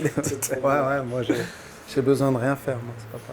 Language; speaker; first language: French; native; French